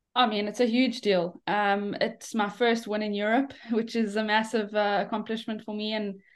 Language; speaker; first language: English; native; English